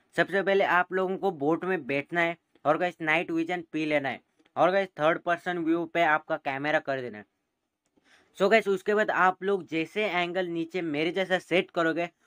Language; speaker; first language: Hindi; native; Hindi